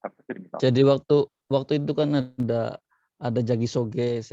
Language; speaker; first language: Indonesian; native; Indonesian